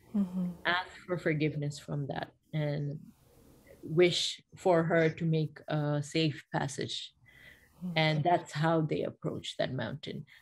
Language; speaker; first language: English; non-native, local second language; Bangla